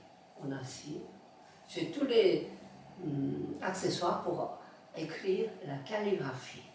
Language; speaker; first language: French; non-native, fluent; Korean